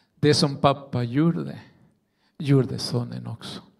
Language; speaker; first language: Swedish; non-native, fluent; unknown